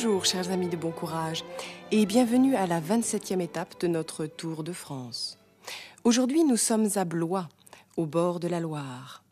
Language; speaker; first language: French; non-native, fluent; German